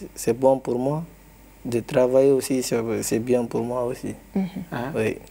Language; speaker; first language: Spanish; non-native, learner; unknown